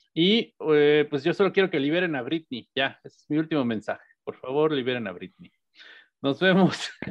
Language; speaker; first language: Spanish; native; Spanish